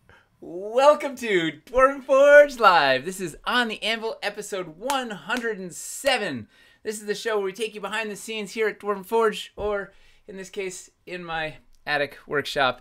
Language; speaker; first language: English; native; English